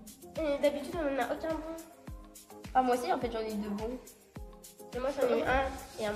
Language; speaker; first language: French; native; French